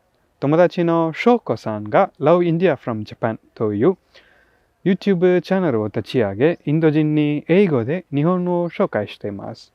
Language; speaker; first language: Japanese; non-native, fluent; Tamil